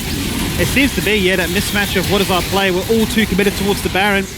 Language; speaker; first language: English; native; English